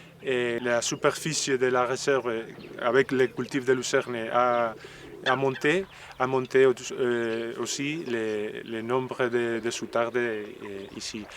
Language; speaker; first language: French; non-native, learner; Spanish